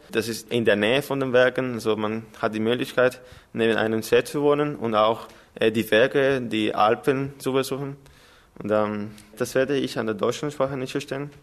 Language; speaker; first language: German; non-native, learner; Spanish